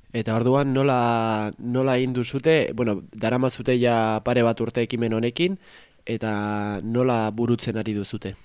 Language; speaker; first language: Basque; native; Basque